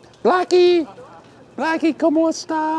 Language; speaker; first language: Spanish; non-native, learner; English